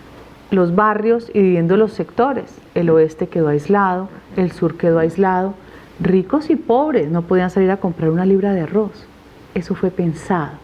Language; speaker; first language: Spanish; native; Spanish